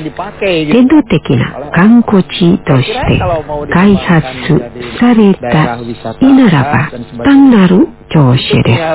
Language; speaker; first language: Japanese; non-native, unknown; Indonesian